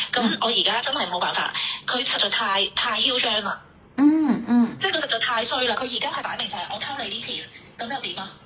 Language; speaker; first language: Cantonese; native; Cantonese